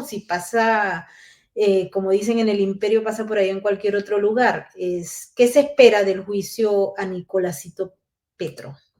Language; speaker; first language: Spanish; native; Spanish